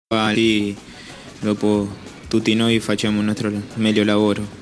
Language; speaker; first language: Italian; non-native, learner; Spanish